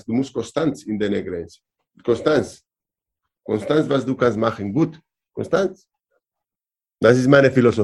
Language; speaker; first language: German; non-native, learner; Spanish